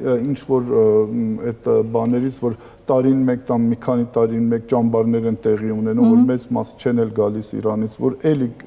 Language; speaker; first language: Armenian; early bilingual, heritage; Armenian